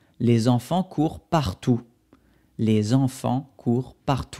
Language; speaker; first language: French; non-native, fluent; Spanish